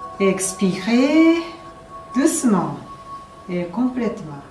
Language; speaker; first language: French; non-native, fluent; Japanese